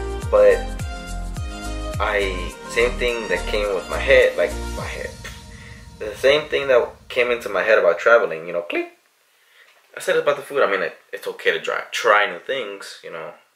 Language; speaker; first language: English; early bilingual, other home language; Spanish